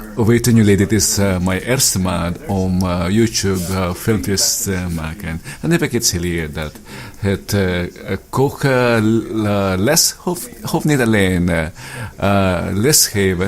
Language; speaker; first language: Dutch; non-native, fluent; Filipino